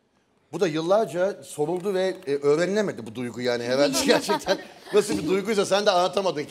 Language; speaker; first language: Turkish; native; Turkish